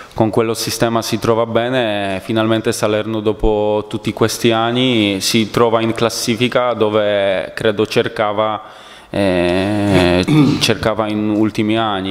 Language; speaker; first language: Italian; non-native, fluent; Polish